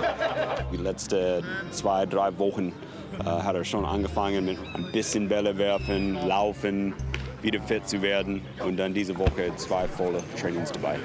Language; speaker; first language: German; non-native, fluent; English